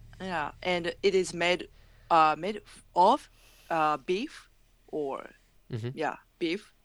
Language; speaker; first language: English; non-native, learner; Japanese